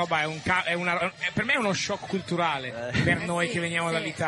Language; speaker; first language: Italian; native; Italian